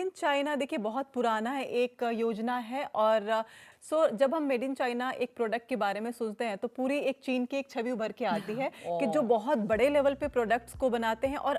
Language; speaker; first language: Hindi; native; Hindi